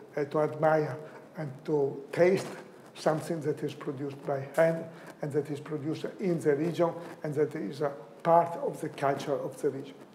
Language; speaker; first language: English; non-native, fluent; Italian